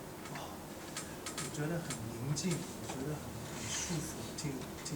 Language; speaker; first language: Chinese; non-native, local second language; Cantonese